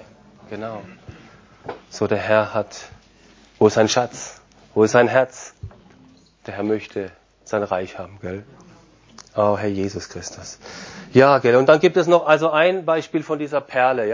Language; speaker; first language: German; non-native, fluent; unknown